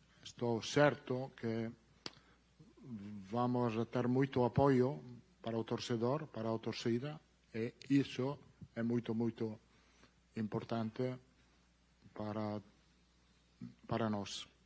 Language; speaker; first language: Portuguese; non-native, learner; Italian